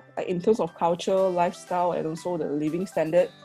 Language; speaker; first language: English; non-native, local second language; Chinese